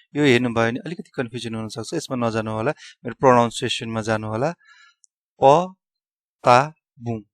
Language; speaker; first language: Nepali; non-native, local second language; Newari